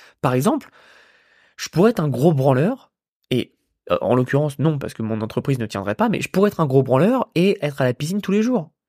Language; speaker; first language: French; native; French